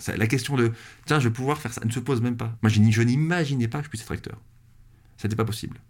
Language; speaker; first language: French; native; French